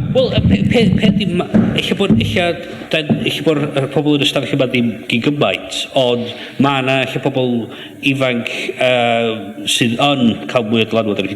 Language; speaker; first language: Welsh; native; Welsh